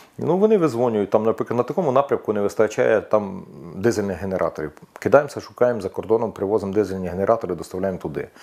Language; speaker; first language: Ukrainian; native; Ukrainian